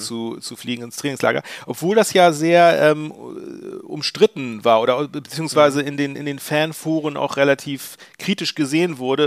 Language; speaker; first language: German; native; German